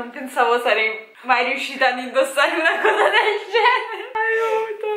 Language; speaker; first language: Italian; native; Italian